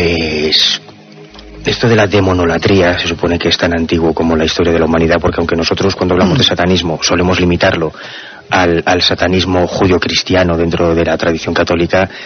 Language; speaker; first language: Spanish; native; Spanish